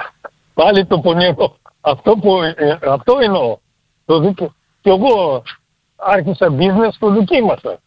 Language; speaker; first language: Greek; early bilingual, heritage; Greek